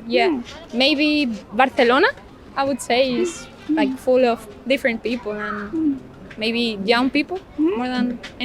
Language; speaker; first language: English; non-native, fluent; Spanish